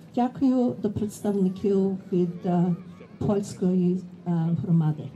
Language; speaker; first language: Ukrainian; early bilingual, heritage; Ukrainian